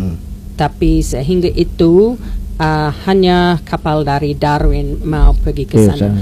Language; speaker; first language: Indonesian; non-native, learner; English